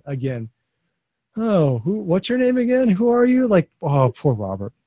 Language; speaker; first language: English; native; English